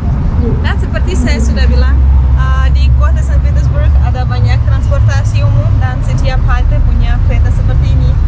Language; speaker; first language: Indonesian; non-native, fluent; Russian